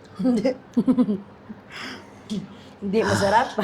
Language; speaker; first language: Filipino; non-native, local second language; Cebuano